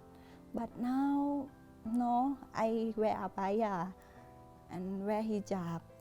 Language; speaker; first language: English; non-native, learner; Thai